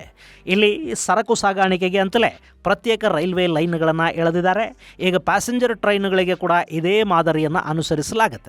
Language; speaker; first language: Kannada; native; Kannada